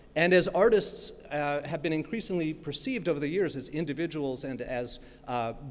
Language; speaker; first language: English; native; English